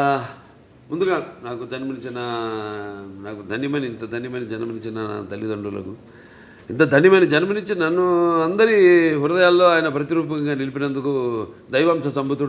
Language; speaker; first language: Telugu; native; Telugu